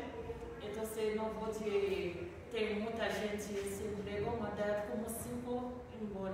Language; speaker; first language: Portuguese; non-native, learner; Spanish